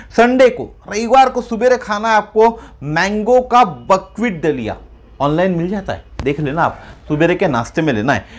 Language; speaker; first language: Hindi; non-native, local second language; Marathi